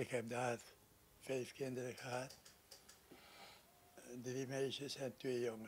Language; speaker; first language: Dutch; non-native, local second language; Sranan Tongo